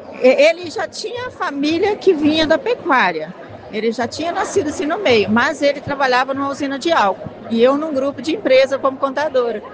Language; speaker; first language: Portuguese; native; Portuguese